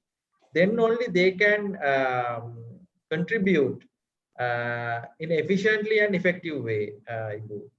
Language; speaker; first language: English; non-native, fluent; Sinhala